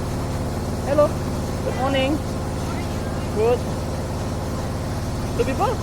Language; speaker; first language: English; non-native, learner; Indonesian